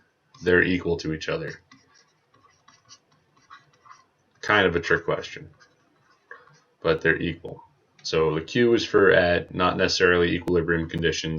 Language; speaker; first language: English; native; English